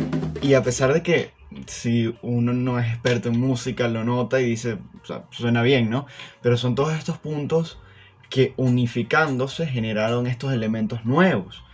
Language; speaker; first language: Spanish; native; Spanish